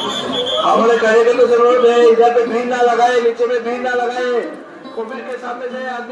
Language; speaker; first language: Hindi; non-native, local second language; Bangla